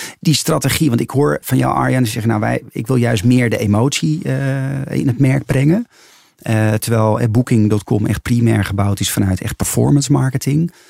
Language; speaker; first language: Dutch; native; Dutch